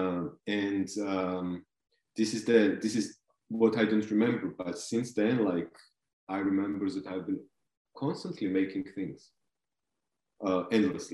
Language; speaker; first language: English; non-native, fluent; Georgian